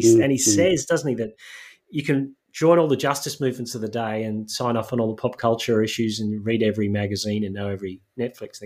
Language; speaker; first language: English; native; English